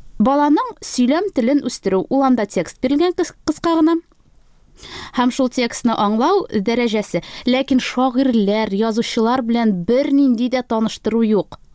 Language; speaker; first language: Tatar; native; Tatar